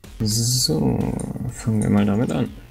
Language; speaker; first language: German; native; German